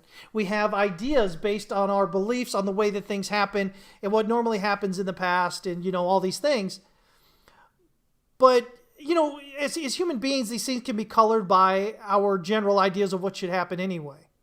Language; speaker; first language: English; native; English